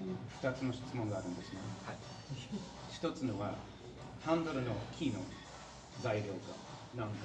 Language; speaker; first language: Japanese; non-native, fluent; English